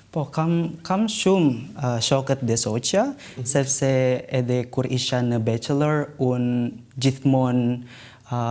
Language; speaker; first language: Albanian; non-native, learner; Indonesian